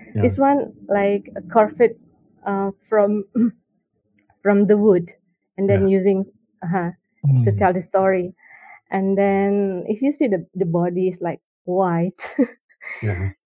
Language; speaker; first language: English; non-native, learner; Indonesian